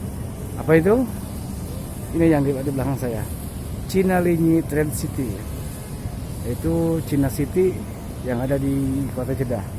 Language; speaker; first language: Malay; non-native, local second language; Sundanese